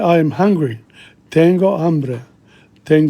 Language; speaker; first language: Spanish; non-native, learner; English